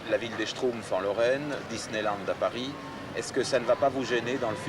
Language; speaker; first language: French; native; French